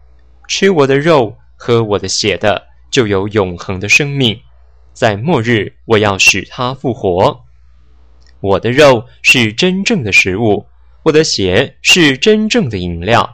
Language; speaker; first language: Chinese; native; Chinese